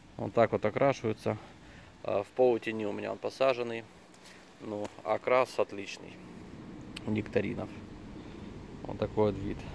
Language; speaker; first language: Russian; non-native, local second language; Ukrainian